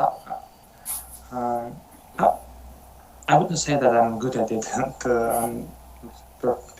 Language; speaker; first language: English; non-native, learner; Russian